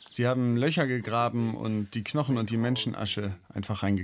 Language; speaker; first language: German; native; German